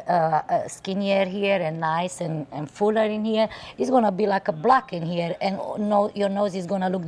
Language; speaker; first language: English; non-native, fluent; Romanian